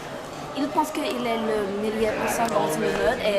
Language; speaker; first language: French; non-native, learner; English